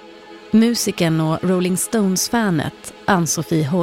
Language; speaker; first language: Swedish; native; Swedish